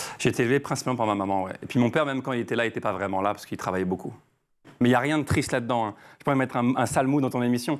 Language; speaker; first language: French; native; French